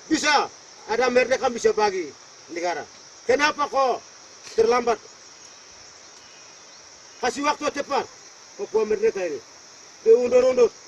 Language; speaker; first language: Indonesian; non-native, local second language; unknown